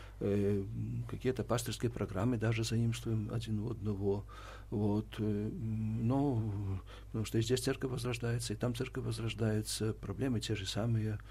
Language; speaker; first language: Russian; non-native, local second language; Belarusian